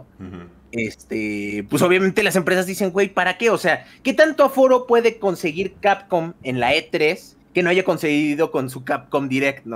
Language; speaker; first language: Spanish; native; Spanish